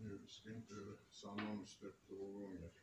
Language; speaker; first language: Swedish; non-native, fluent; Turkish